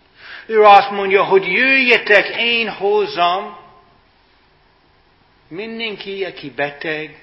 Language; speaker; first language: Hungarian; non-native, fluent; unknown